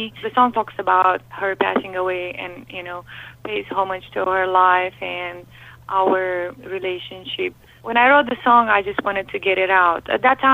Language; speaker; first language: English; non-native, fluent; Romanian